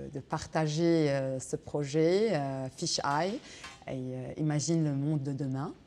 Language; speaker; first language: French; non-native, local second language; Arabic